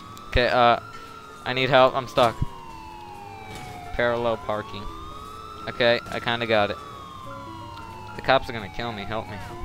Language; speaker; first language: English; native; English